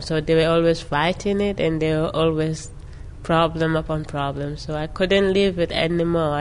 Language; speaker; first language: English; non-native, local second language; Mandingo